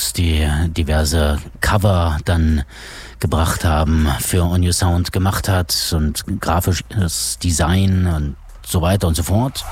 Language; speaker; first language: German; native; German